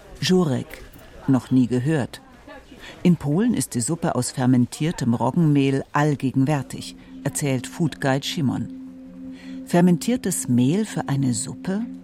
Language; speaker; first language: German; native; German